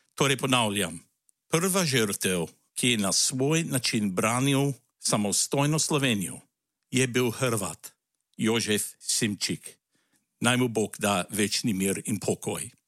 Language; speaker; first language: Slovenian; early bilingual, heritage; Slovenian